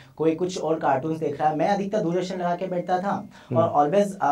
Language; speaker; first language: Hindi; native; Hindi